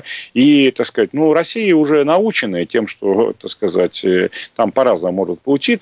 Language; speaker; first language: Russian; native; Russian